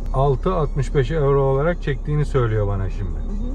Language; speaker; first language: Turkish; early bilingual, heritage; Turkish